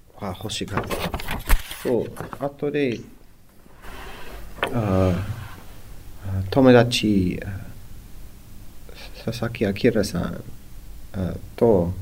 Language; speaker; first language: Japanese; non-native, learner; English